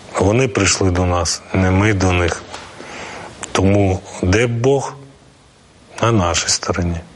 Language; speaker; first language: Ukrainian; non-native, local second language; Russian